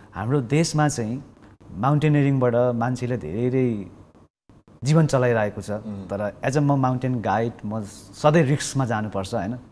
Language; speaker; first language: Nepali; non-native, local second language; Sherpa